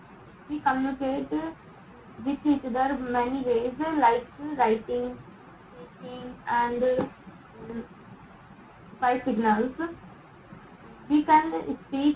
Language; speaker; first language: English; non-native, learner; Hindi